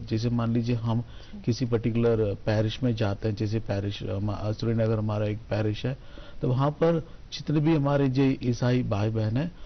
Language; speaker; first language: Hindi; non-native, local second language; Tamil